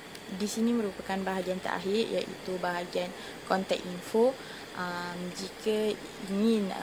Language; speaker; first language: Malay; native; Malay